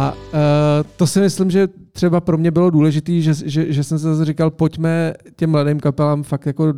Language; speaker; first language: Czech; native; Czech